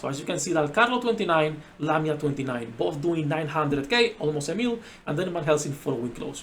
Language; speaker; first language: English; non-native, fluent; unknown